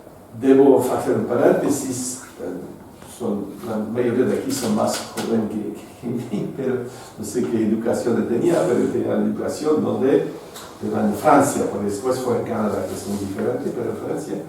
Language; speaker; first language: Spanish; non-native, fluent; French